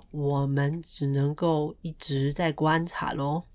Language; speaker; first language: Chinese; non-native, local second language; Cantonese